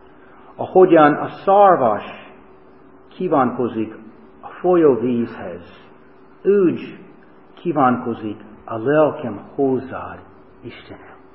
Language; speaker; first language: Hungarian; non-native, fluent; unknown